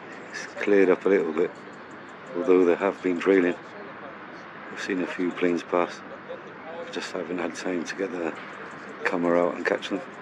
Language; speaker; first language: English; non-native, local second language; Spanish